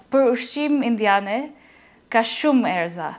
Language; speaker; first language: Albanian; non-native, learner; English